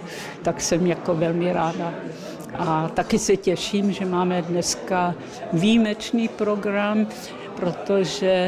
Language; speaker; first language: Czech; early bilingual, other home language; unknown